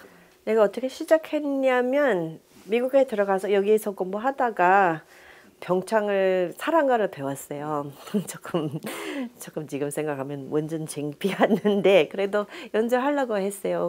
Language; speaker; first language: Korean; non-native, fluent; English